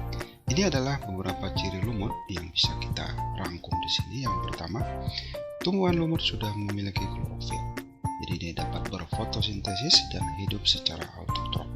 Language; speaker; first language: Indonesian; native; Indonesian